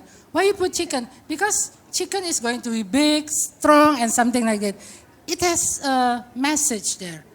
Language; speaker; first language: English; non-native, fluent; Indonesian